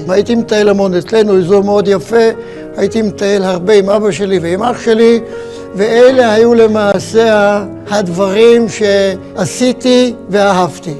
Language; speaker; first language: Hebrew; non-native, fluent; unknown